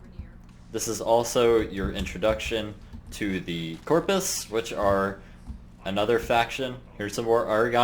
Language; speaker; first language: English; native; English